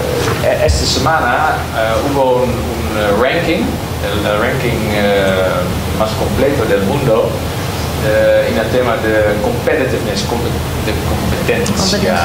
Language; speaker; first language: Spanish; non-native, learner; Dutch